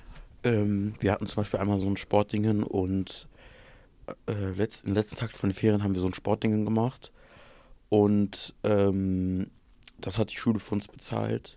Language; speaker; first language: German; early bilingual, other home language; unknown